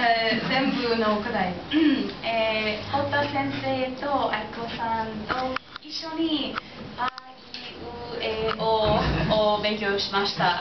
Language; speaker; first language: Japanese; non-native, learner; English